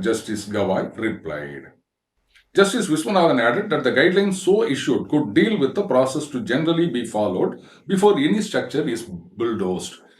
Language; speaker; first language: English; non-native, local second language; Tamil